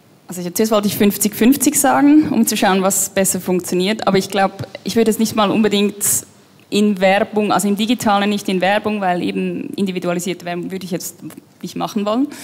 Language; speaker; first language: German; native; German